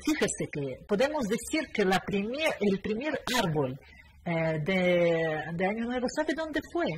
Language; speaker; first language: Spanish; non-native, fluent; Russian